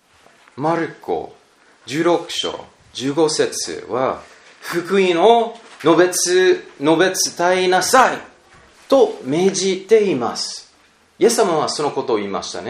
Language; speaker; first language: Japanese; non-native, learner; English